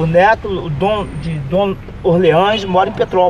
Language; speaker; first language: Portuguese; native; Portuguese